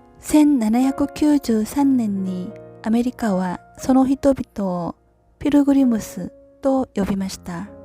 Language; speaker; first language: Japanese; non-native, learner; Korean